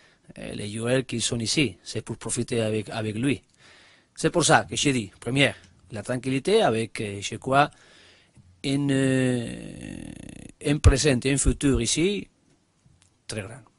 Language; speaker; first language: French; non-native, learner; Spanish